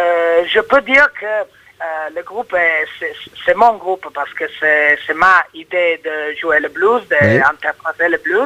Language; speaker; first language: French; non-native, learner; Italian